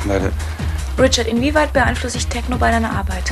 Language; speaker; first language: German; native; German